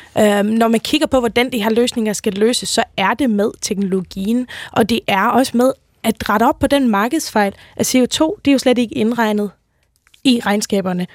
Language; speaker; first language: Danish; native; Danish